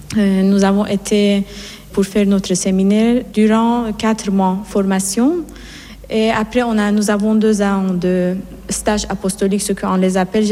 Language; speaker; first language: French; non-native, fluent; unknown